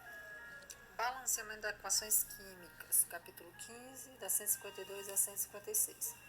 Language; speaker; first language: Portuguese; native; Portuguese